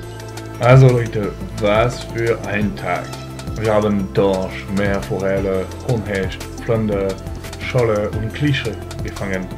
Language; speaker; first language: German; non-native, learner; French